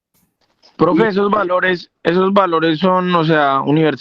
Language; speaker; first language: Spanish; native; Spanish